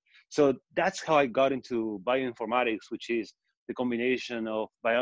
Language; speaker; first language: English; non-native, fluent; Spanish